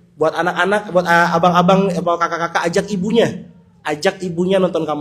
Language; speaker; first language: Indonesian; native; Indonesian